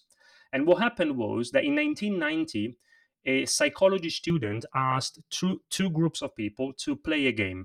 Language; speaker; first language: English; non-native, fluent; Italian